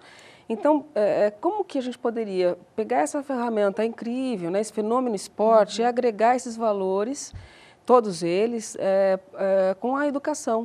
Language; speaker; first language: Portuguese; native; Portuguese